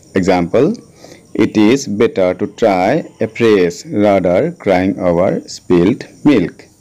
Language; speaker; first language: English; non-native, local second language; Assamese